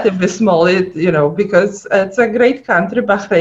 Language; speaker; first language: English; non-native, fluent; Polish